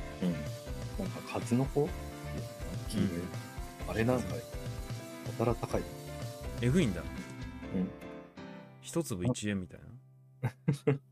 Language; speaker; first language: Japanese; native; Japanese